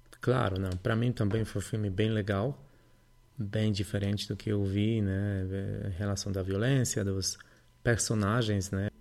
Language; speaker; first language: Portuguese; non-native, fluent; Polish